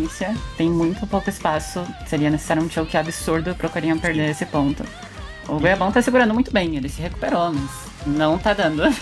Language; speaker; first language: Portuguese; native; Portuguese